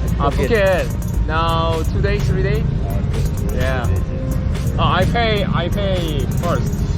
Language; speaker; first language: English; non-native, learner; Korean